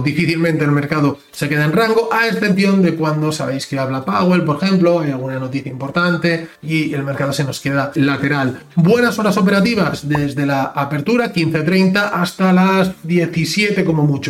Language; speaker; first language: Spanish; native; Spanish